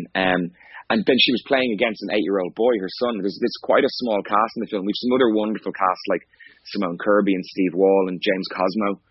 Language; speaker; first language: English; native; English